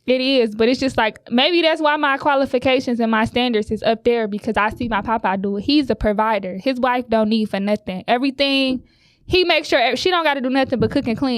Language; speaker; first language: English; native; English